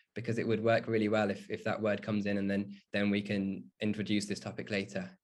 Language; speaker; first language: English; native; English